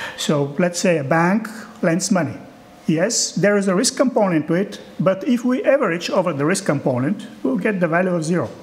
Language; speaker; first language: English; non-native, fluent; Bulgarian